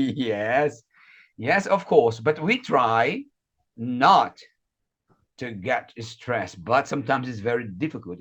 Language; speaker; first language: English; non-native, fluent; Portuguese